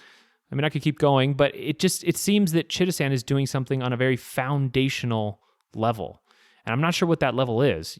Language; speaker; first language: English; native; English